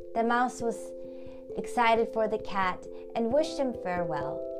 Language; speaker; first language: English; early bilingual, other home language; German